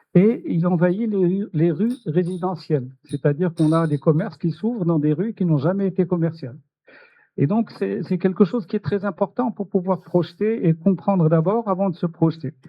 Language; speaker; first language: French; non-native, local second language; Arabic